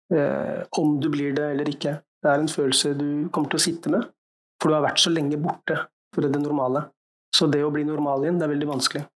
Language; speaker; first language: Norwegian; early bilingual, other home language; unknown